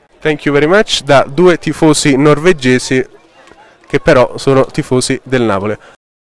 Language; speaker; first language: Italian; native; Italian